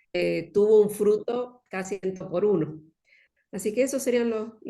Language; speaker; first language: Spanish; native; Spanish